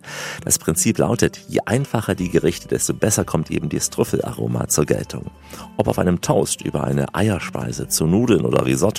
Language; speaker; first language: German; native; German